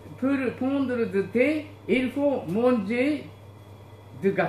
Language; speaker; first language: French; non-native, learner; Japanese